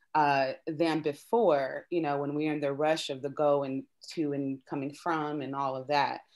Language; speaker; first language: English; native; English